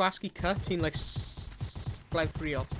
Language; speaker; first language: Welsh; native; Welsh